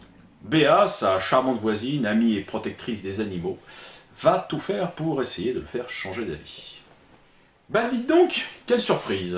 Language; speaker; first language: French; native; French